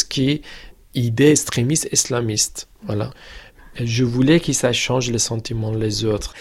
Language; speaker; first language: French; non-native, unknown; Persian